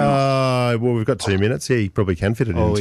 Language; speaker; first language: English; native; English